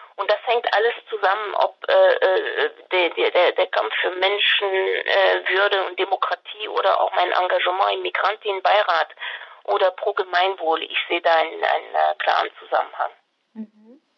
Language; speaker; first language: German; non-native, fluent; French